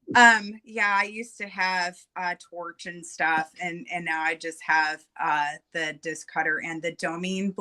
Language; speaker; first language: English; native; English